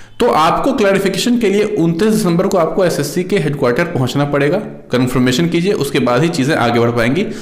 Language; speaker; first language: Hindi; native; Hindi